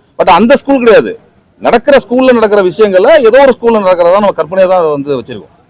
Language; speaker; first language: Tamil; native; Tamil